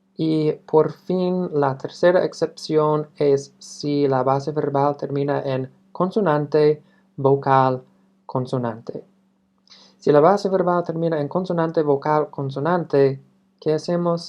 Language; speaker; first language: Spanish; non-native, fluent; English